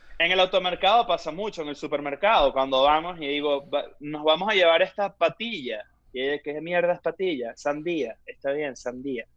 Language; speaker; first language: Spanish; native; Spanish